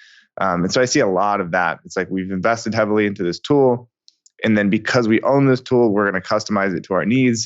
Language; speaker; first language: English; native; English